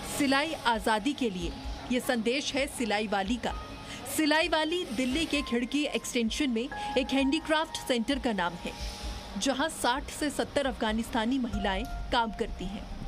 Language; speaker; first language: Hindi; native; Hindi